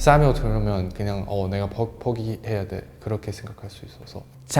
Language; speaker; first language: Korean; non-native, learner; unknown